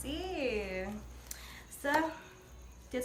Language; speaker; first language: English; non-native, learner; Indonesian